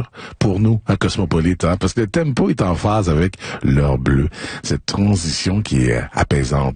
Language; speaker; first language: French; native; French